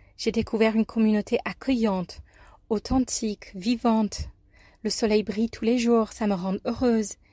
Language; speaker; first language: French; non-native, fluent; English